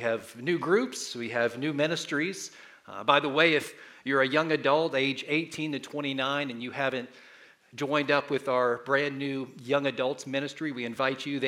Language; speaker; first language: English; native; English